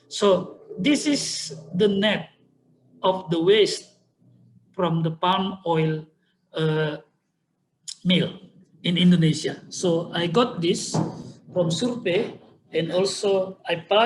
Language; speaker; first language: English; non-native, fluent; Indonesian